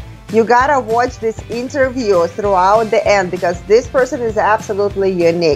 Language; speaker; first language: English; non-native, fluent; Russian